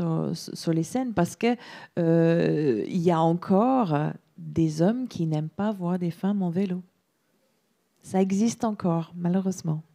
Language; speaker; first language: French; non-native, fluent; English